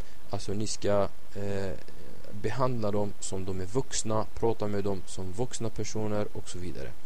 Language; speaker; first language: Swedish; non-native, fluent; Arabic